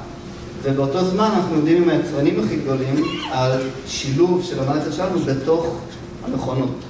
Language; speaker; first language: Hebrew; native; Hebrew